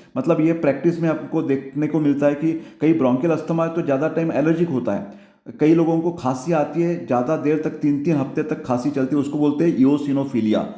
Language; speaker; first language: Hindi; non-native, local second language; Marathi